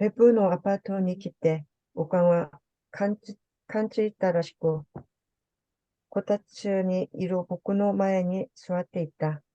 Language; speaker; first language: Japanese; non-native, learner; Korean